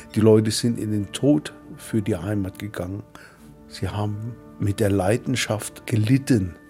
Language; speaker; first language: German; native; German